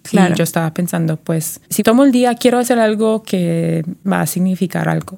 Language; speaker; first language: Spanish; early bilingual, heritage; Spanish